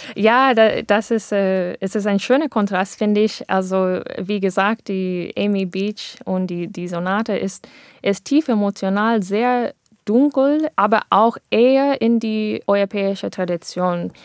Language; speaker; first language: German; non-native, fluent; English